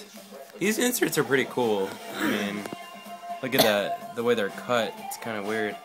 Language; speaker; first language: English; native; English